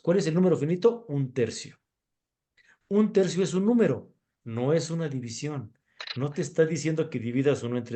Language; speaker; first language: Spanish; native; Spanish